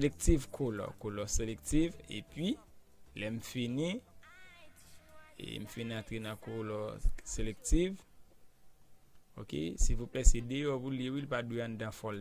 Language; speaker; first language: French; non-native, learner; Haitian Creole